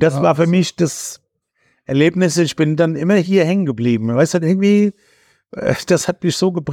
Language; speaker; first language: German; native; German